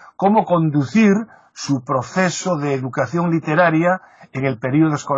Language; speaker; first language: Spanish; non-native, local second language; Galician